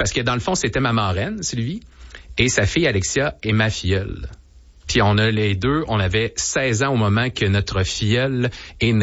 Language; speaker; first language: French; native; French